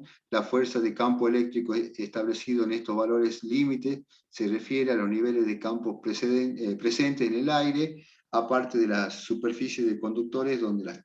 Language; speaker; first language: Spanish; native; Spanish